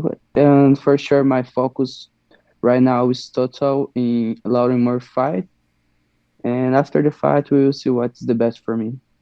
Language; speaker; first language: English; non-native, learner; Portuguese